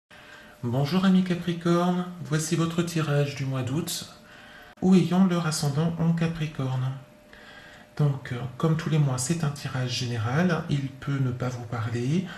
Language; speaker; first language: French; native; French